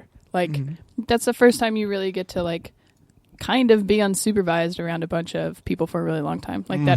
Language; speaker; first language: English; native; English